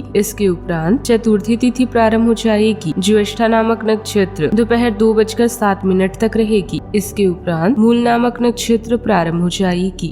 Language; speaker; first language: Hindi; native; Hindi